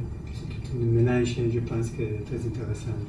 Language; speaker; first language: French; non-native, learner; Spanish